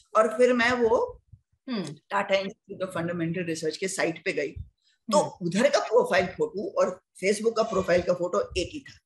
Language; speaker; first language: Hindi; native; Hindi